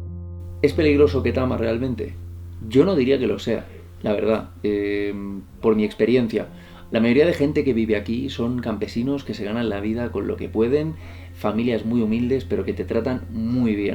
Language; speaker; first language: Spanish; native; Spanish